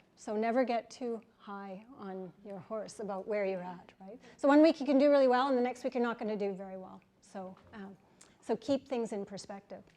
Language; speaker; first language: English; native; English